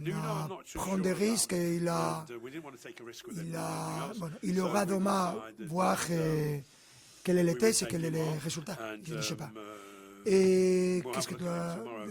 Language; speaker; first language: French; non-native, fluent; Spanish